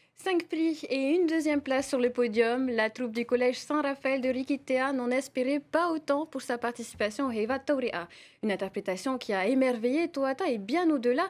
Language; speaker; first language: French; native; French